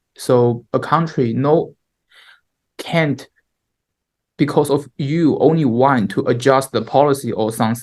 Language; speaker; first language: English; non-native, learner; Chinese